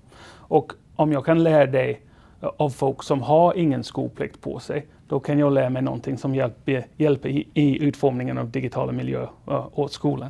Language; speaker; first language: Swedish; non-native, fluent; English